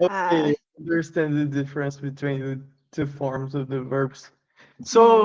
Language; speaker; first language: English; non-native, learner; Portuguese